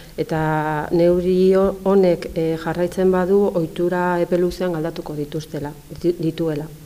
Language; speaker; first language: Basque; non-native, local second language; Spanish